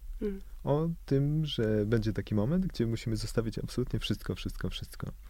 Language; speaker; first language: Polish; native; Polish